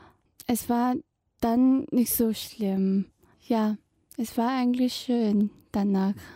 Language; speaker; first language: German; non-native, fluent; Tibetan